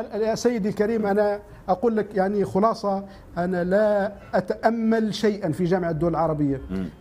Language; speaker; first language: Arabic; native; Arabic